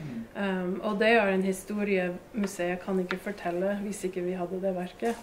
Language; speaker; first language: Norwegian; non-native, fluent; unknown